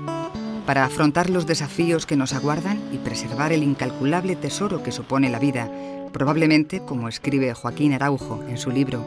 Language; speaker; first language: Spanish; native; Spanish